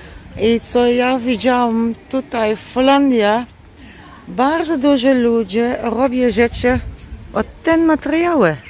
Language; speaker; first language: Polish; non-native, learner; Dutch